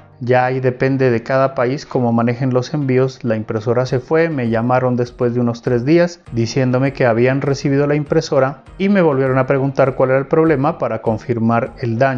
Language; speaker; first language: Spanish; native; Spanish